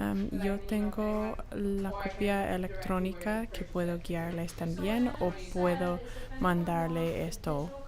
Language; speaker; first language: Spanish; non-native, fluent; English